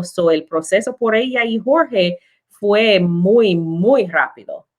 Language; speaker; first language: Spanish; non-native, learner; English